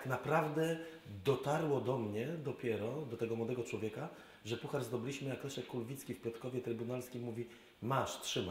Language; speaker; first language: Polish; native; Polish